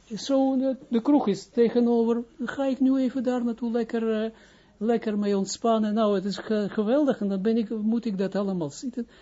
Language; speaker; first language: Dutch; non-native, fluent; Hebrew